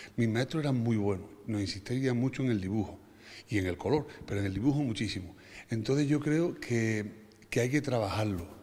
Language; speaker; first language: Spanish; native; Spanish